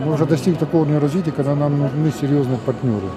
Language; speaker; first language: Russian; native; Russian